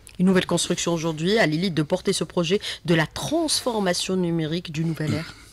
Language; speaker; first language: French; non-native, local second language; Arabic